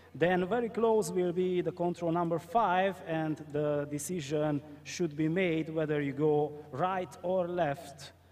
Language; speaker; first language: English; non-native, fluent; Hungarian